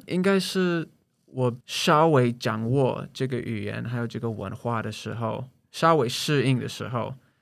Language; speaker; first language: Chinese; non-native, fluent; English